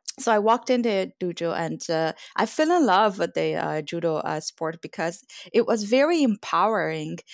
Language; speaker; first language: English; non-native, fluent; Persian